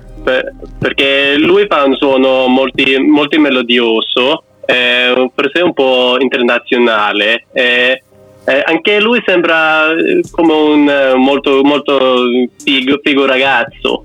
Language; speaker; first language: Italian; non-native, learner; Norwegian